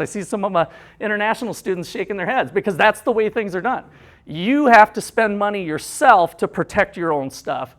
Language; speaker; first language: English; native; English